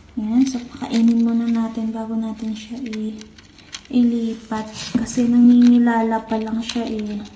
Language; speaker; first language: Filipino; native; Filipino